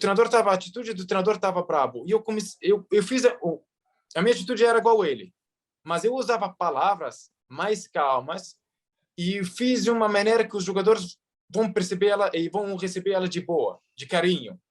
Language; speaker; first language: Portuguese; early bilingual, heritage; Arabic